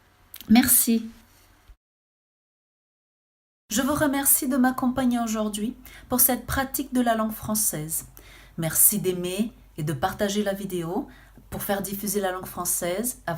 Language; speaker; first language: French; non-native, fluent; Portuguese